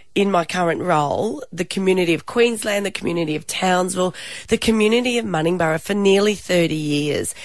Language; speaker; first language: English; native; English